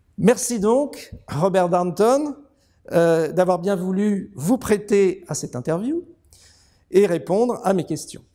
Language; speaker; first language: French; native; French